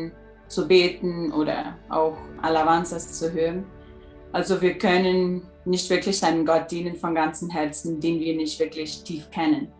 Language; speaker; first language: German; early bilingual, heritage; German